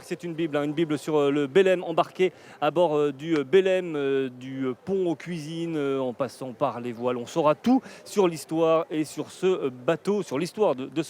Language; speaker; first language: French; native; French